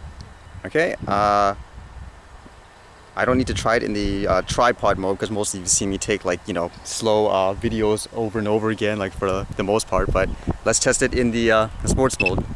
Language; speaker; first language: English; native; English